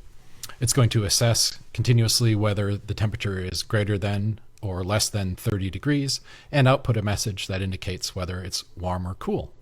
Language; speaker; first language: English; native; English